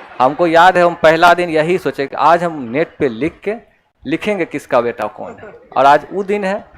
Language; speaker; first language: Hindi; native; Hindi